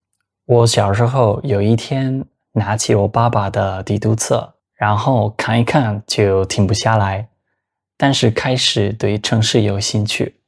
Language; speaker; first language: Chinese; non-native, fluent; Spanish